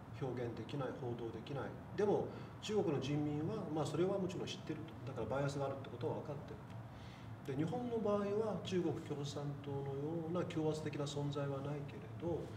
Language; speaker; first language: Japanese; native; Japanese